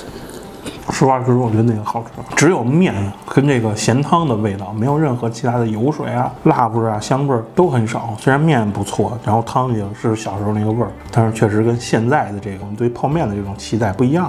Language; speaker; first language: Chinese; native; Chinese